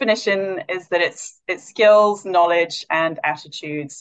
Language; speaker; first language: English; native; English